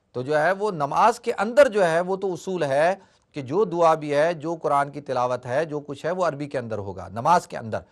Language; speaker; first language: Urdu; native; Urdu